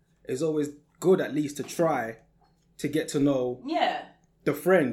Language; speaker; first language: English; native; English